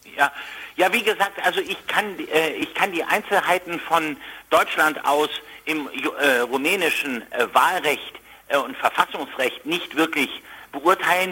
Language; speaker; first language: German; native; German